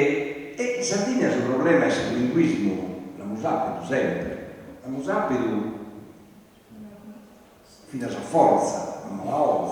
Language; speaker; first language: Italian; non-native, local second language; Sardinian